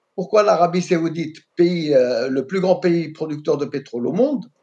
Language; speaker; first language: French; non-native, local second language; Arabic